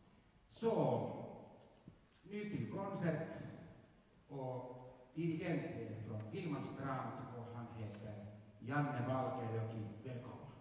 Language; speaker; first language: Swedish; non-native, local second language; Finnish